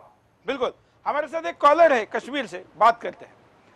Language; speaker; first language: Hindi; native; Hindi